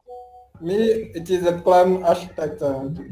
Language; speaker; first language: English; non-native, learner; French